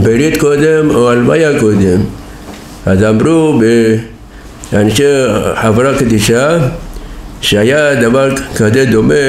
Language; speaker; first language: Hebrew; non-native, fluent; Persian